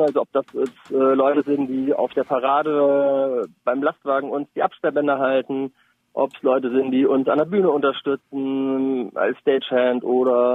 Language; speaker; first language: German; native; German